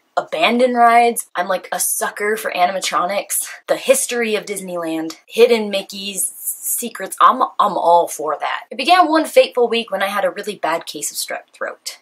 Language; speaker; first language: English; native; English